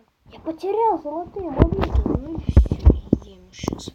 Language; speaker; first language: Russian; native; Russian